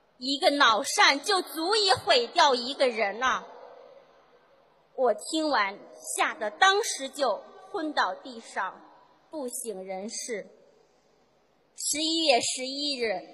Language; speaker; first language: Chinese; native; Chinese